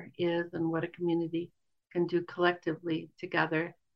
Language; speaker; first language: English; native; English